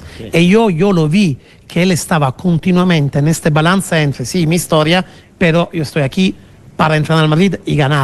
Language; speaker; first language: Spanish; non-native, fluent; Italian